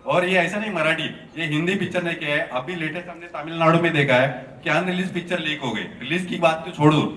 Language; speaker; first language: Hindi; non-native, local second language; Marathi